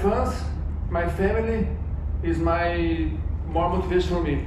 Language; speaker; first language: English; non-native, learner; Portuguese